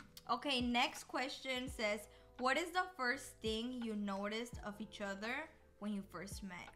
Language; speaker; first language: English; early bilingual, other home language; Spanish